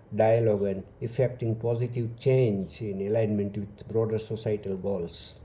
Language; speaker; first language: English; non-native, local second language; Hindi